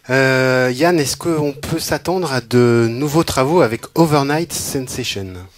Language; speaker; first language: French; native; French